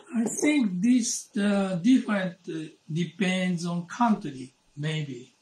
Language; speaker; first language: English; non-native, learner; Japanese